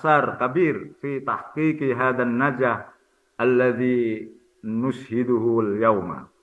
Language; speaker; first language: Arabic; non-native, fluent; Indonesian